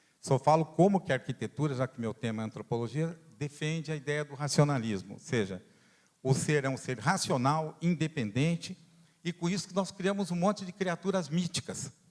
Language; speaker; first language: Portuguese; non-native, fluent; Italian